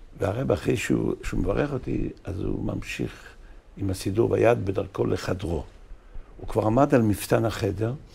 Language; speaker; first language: Hebrew; native; Hebrew